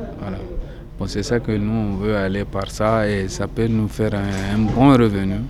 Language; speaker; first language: French; non-native, local second language; Soninke